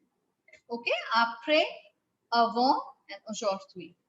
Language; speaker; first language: French; non-native, fluent; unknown